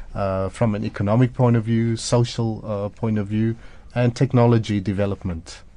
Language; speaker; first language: English; native; English